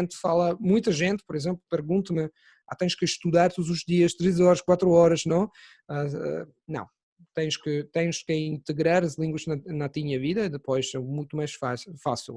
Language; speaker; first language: Portuguese; non-native, fluent; Italian